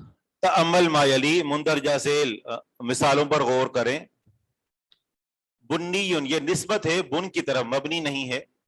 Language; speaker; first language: Urdu; native; Urdu